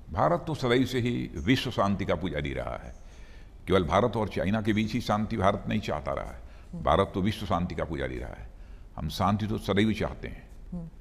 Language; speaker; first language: Hindi; native; Hindi